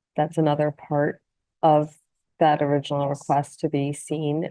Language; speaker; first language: English; non-native, local second language; Malayalam